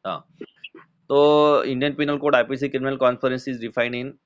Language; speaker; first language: Hindi; non-native, local second language; Marathi